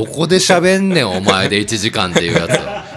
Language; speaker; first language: Japanese; native; Japanese